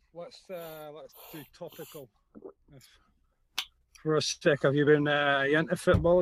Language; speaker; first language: English; native; English